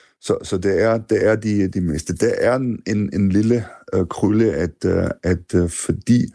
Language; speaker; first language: Danish; non-native, fluent; German